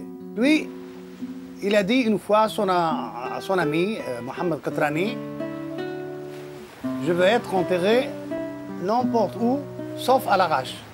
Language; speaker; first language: French; non-native, local second language; Arabic